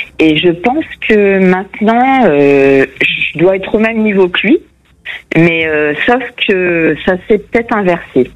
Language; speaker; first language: French; non-native, fluent; Portuguese